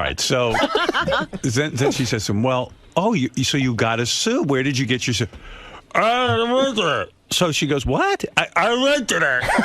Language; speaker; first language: English; native; English